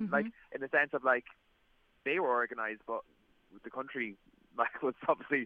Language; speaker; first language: English; native; English